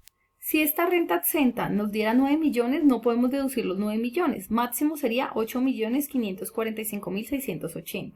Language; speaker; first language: Spanish; native; Spanish